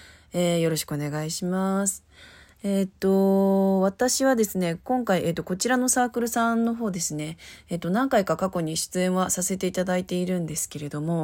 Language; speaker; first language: Japanese; native; Japanese